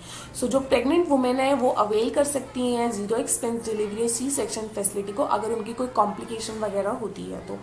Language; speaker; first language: Hindi; native; Hindi